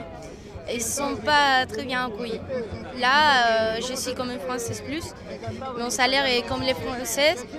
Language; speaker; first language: French; non-native, learner; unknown